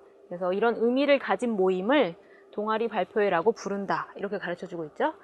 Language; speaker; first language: Korean; native; Korean